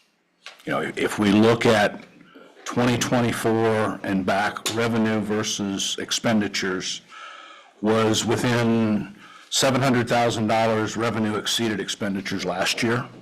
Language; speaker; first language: English; native; English